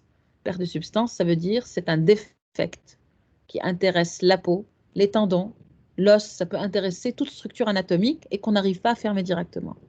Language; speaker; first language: French; non-native, local second language; Arabic